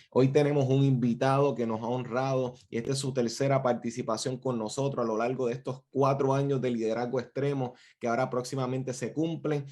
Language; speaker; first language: Spanish; native; Spanish